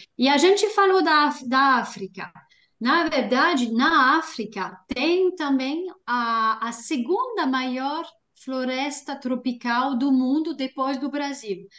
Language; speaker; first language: Portuguese; non-native, fluent; French